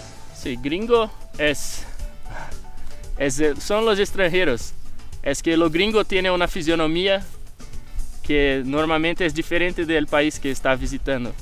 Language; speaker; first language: Spanish; non-native, fluent; Portuguese